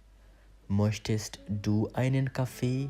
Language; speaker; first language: German; non-native, learner; Bangla